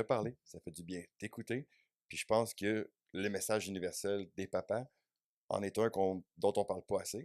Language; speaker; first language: French; native; French